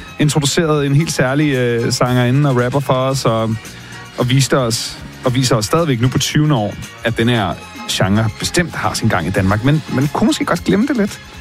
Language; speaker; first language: Danish; native; Danish